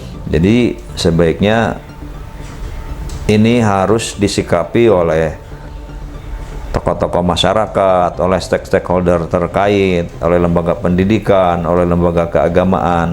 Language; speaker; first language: Indonesian; native; Indonesian